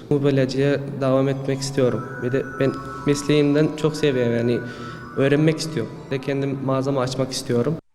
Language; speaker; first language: Turkish; early bilingual, other home language; Arabic